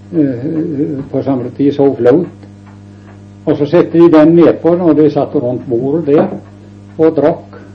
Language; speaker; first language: Norwegian; native; Norwegian